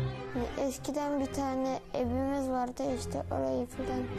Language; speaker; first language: Turkish; non-native, learner; Uyghur